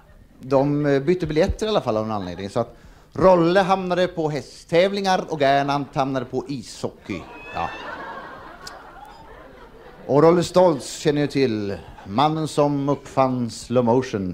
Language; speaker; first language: Swedish; native; Swedish